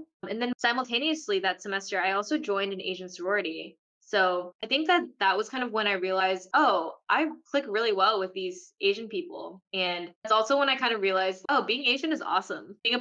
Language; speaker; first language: English; early bilingual, other home language; Korean